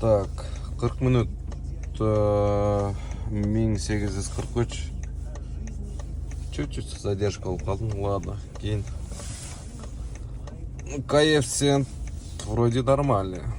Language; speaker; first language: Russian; non-native, local second language; Kyrgyz